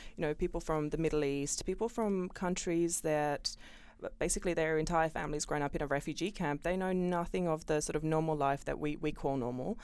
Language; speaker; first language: English; early bilingual, other home language; Bosnian